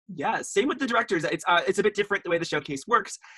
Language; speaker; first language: English; native; English